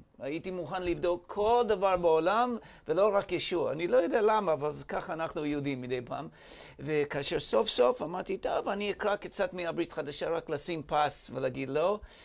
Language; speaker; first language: Hebrew; non-native, fluent; English